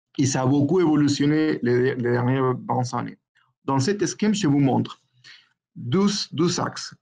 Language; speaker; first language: French; non-native, fluent; Spanish